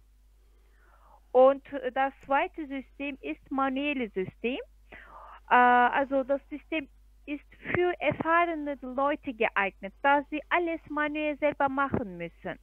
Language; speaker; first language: German; non-native, fluent; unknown